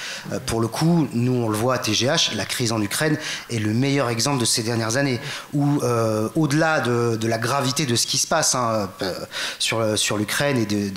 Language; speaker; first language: French; native; French